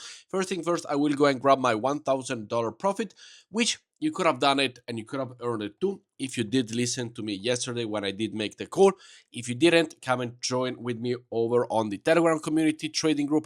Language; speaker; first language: English; non-native, fluent; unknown